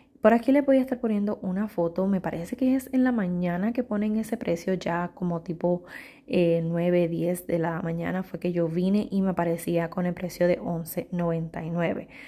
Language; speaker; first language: Spanish; native; Spanish